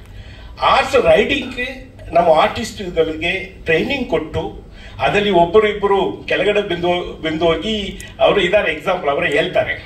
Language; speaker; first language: Kannada; non-native, learner; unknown